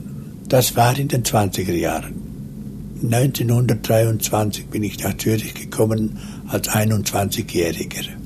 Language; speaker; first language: German; non-native, local second language; Romansh